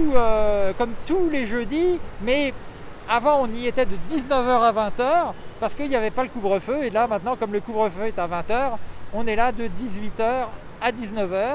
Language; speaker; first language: French; native; French